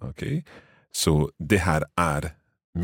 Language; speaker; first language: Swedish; non-native, learner; English